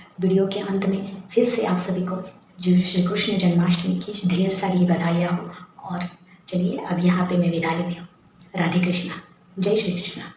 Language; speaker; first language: Hindi; non-native, local second language; Marathi